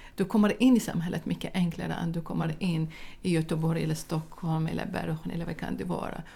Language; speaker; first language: Swedish; non-native, fluent; Arabic